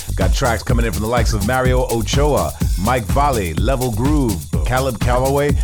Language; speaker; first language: English; native; English